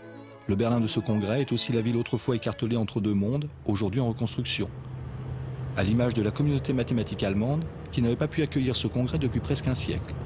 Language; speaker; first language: French; native; French